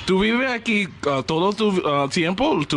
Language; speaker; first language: Spanish; non-native, learner; English